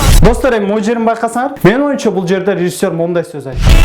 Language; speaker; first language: Kyrgyz; native; Kyrgyz